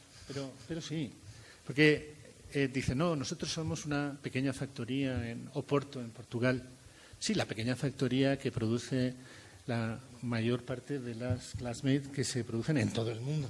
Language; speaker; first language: Spanish; native; Spanish